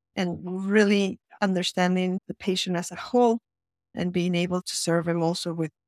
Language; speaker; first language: English; non-native, fluent; Spanish